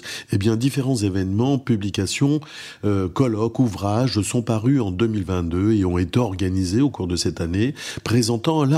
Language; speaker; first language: French; native; French